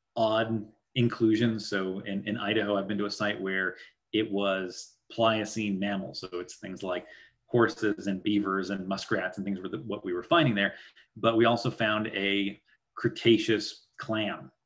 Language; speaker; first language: English; native; English